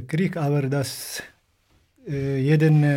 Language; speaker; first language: German; non-native, learner; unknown